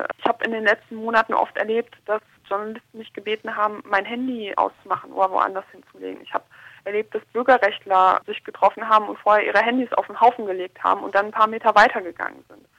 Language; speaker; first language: German; native; German